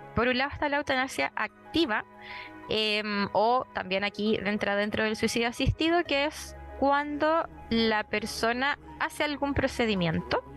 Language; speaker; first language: Spanish; native; Spanish